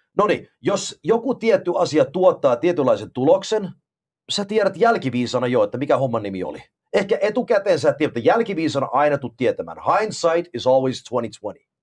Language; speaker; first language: Finnish; early bilingual, heritage; Finnish